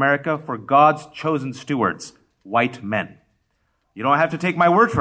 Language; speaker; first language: English; early bilingual, other home language; Urdu